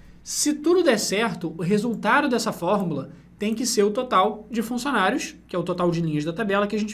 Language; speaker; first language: Portuguese; native; Portuguese